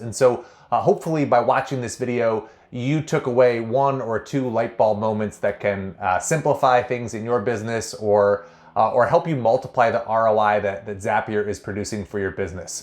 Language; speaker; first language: English; native; English